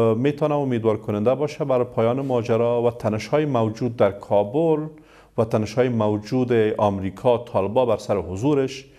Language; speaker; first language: Persian; native; Persian